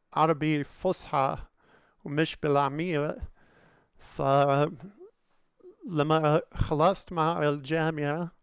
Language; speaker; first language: Arabic; non-native, learner; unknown